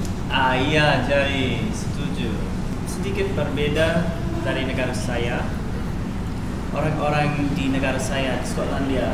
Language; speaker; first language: Indonesian; non-native, learner; English